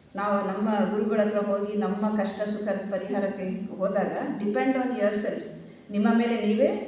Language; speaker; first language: Kannada; native; Kannada